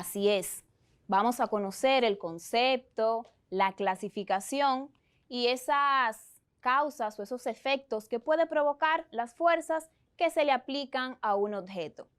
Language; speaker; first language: Spanish; native; Spanish